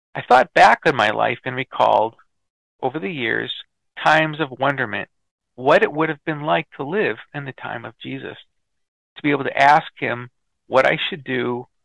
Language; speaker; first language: English; native; English